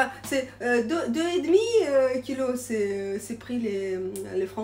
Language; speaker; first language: French; non-native, learner; Russian